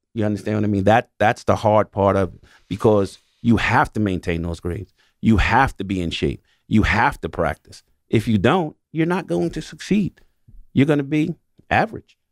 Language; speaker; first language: English; native; English